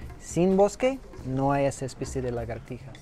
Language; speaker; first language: Spanish; non-native, fluent; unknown